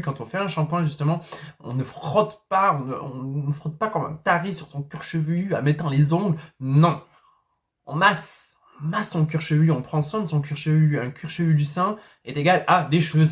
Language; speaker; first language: French; native; French